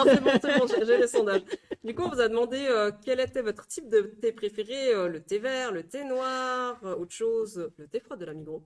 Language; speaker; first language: French; native; French